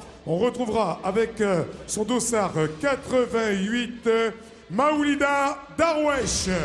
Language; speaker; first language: French; native; French